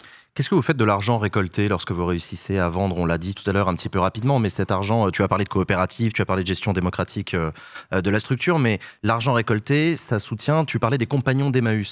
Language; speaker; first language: French; native; French